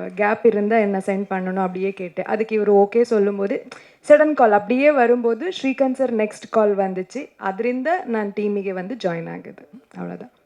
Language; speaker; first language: Tamil; non-native, learner; Kannada